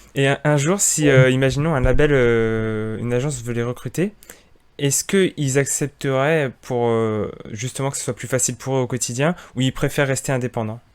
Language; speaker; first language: French; native; French